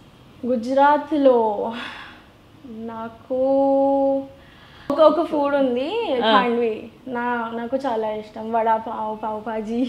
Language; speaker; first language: Telugu; non-native, local second language; Gujarati